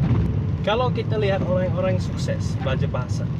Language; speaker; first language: Indonesian; non-native, fluent; English